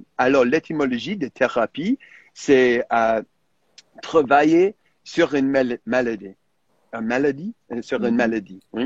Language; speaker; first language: French; non-native, fluent; English